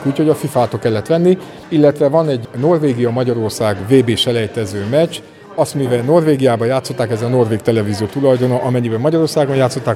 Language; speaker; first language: Hungarian; native; Hungarian